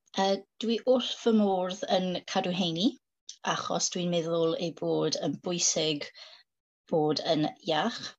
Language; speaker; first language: Welsh; non-native, learner; English